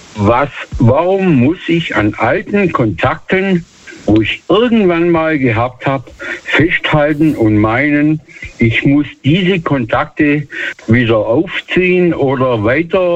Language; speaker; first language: German; native; German